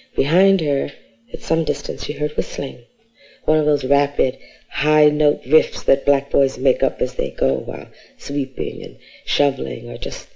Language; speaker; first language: English; native; English